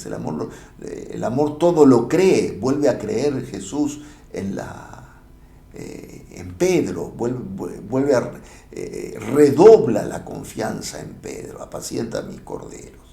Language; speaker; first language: Spanish; native; Spanish